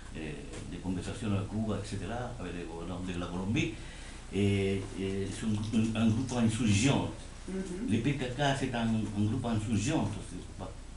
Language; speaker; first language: French; non-native, fluent; Spanish